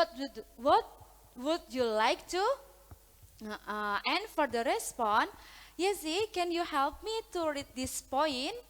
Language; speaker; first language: English; non-native, learner; Indonesian